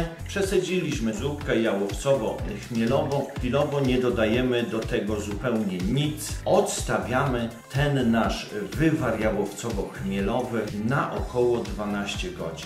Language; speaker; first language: Polish; native; Polish